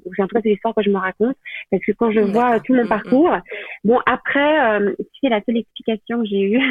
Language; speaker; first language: French; native; French